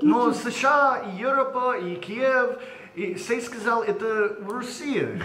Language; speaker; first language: Russian; non-native, learner; English